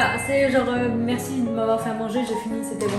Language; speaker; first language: French; native; French